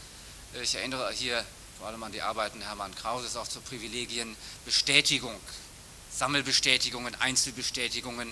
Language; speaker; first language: German; native; German